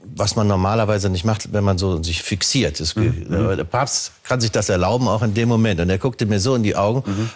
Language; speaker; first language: German; native; German